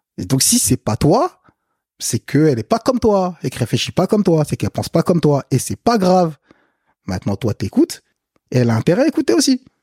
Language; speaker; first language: French; early bilingual, other home language; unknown